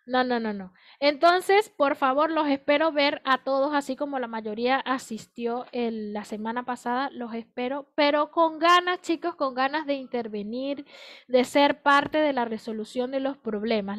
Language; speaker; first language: Spanish; native; Spanish